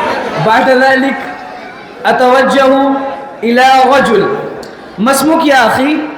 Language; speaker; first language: Arabic; non-native, learner; Urdu